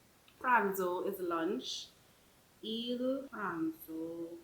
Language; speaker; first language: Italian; non-native, learner; English